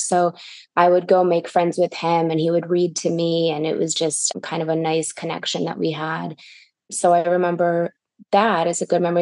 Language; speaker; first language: English; early bilingual, other home language; Russian